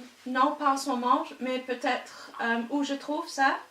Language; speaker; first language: French; non-native, learner; English